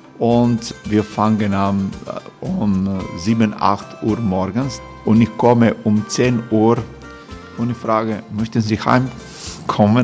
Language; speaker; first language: German; non-native, learner; Croatian